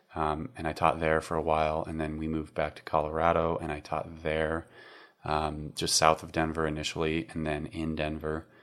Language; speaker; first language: English; native; English